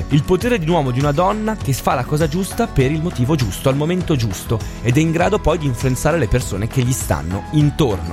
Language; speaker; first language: Italian; native; Italian